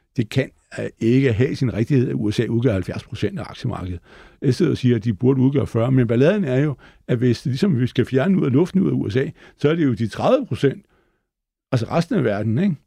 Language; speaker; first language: Danish; native; Danish